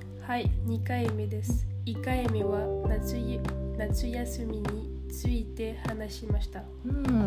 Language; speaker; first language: Japanese; non-native, learner; French